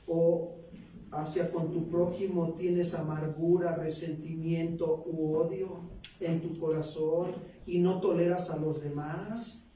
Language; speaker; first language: Spanish; native; Spanish